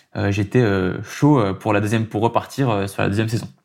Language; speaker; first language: French; native; French